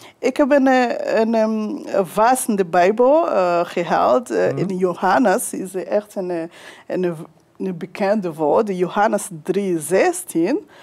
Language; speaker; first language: Dutch; non-native, fluent; Kinyarwanda